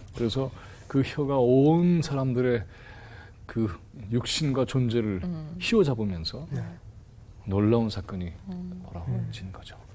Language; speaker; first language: Korean; native; Korean